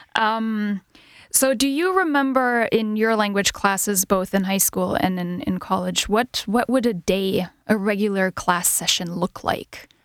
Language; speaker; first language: English; non-native, fluent; German